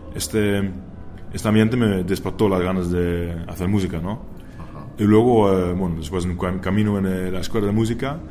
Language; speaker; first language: Spanish; non-native, fluent; Dutch